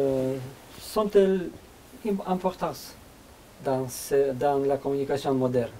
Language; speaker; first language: French; non-native, learner; Lithuanian